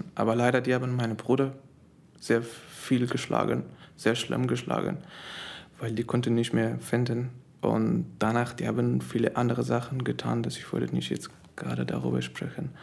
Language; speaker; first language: German; non-native, fluent; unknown